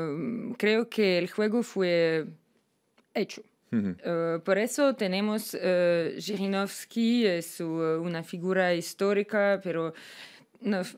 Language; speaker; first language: Spanish; non-native, fluent; Russian